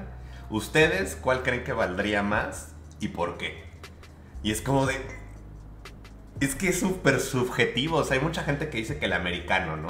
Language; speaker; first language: Spanish; native; Spanish